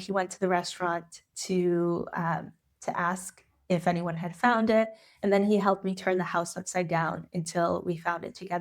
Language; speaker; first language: English; native; English